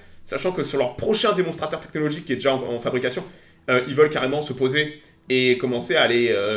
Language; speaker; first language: French; native; French